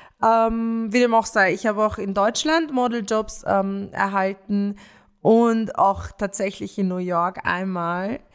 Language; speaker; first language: German; early bilingual, other home language; Romanian